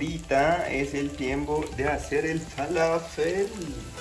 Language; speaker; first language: Spanish; non-native, fluent; Arabic